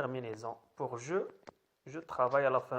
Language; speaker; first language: French; non-native, local second language; Arabic